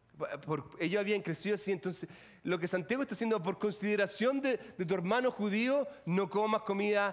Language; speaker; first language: Spanish; native; Spanish